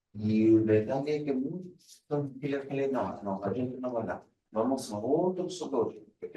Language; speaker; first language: Portuguese; non-native, fluent; Spanish